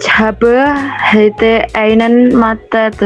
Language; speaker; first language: German; non-native, learner; Indonesian